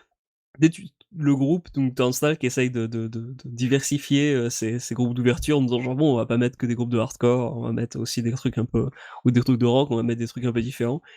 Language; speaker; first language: French; native; French